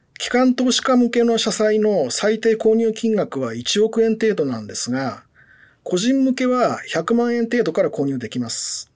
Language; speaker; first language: Japanese; native; Japanese